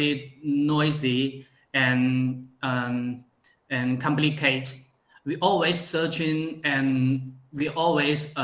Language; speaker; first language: English; non-native, learner; Chinese